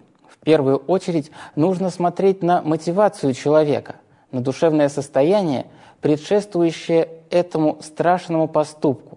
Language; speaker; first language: Russian; native; Russian